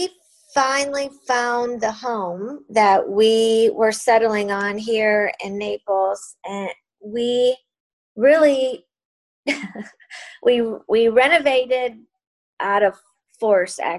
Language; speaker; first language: English; native; English